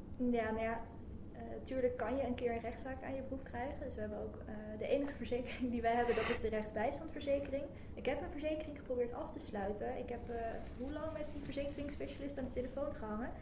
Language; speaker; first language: Dutch; native; Dutch